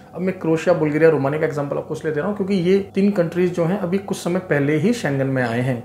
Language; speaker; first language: Hindi; native; Hindi